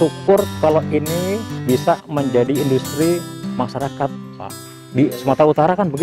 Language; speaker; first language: Indonesian; native; Indonesian